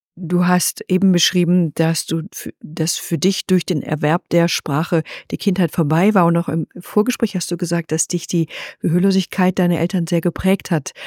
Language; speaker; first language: German; native; German